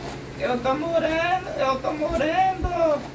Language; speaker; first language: Portuguese; non-native, learner; Haitian Creole